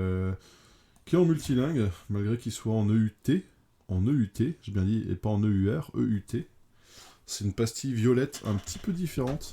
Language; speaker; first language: French; native; French